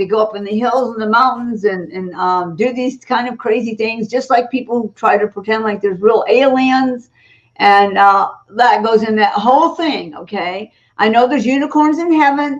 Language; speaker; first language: English; native; English